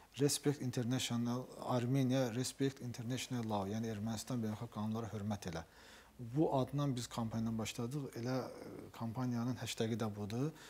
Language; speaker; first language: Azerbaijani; native; Azerbaijani